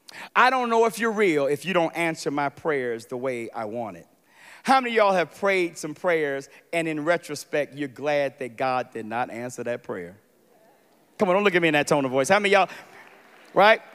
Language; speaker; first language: English; native; English